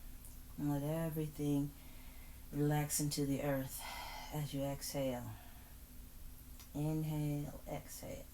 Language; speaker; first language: English; native; English